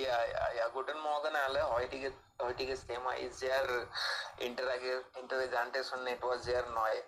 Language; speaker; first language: German; non-native, learner; Hindi